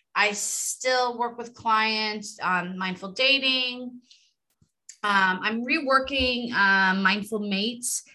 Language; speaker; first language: English; native; English